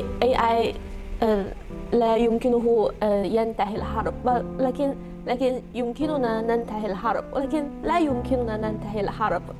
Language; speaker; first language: Arabic; non-native, learner; Chinese